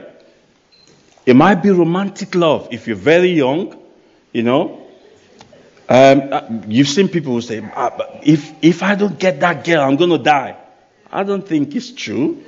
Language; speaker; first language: English; non-native, local second language; Yoruba